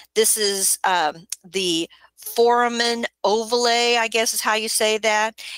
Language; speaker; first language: English; native; English